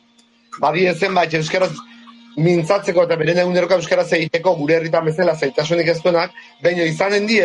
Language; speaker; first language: Basque; native; Basque